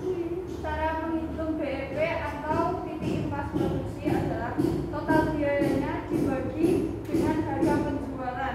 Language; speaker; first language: Indonesian; native; Indonesian